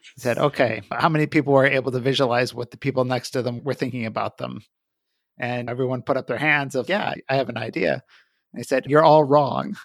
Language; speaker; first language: English; native; English